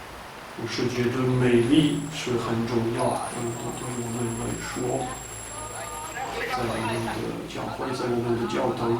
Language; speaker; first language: Chinese; non-native, fluent; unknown